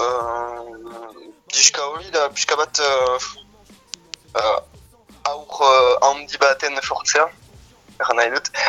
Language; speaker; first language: Basque; non-native, local second language; French